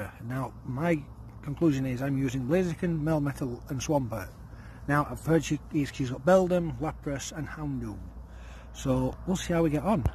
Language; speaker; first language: English; native; English